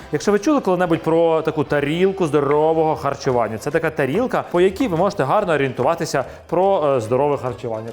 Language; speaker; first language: Ukrainian; native; Ukrainian